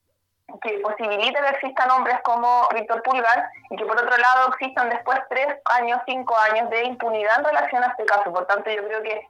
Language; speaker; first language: Spanish; native; Spanish